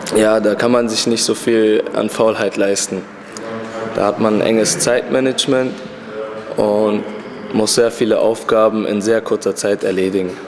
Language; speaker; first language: German; early bilingual, other home language; Turkish